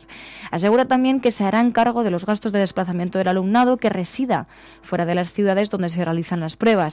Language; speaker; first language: Spanish; native; Spanish